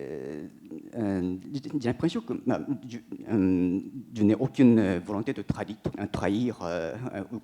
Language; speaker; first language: French; non-native, fluent; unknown